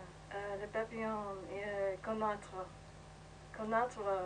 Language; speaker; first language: French; non-native, learner; English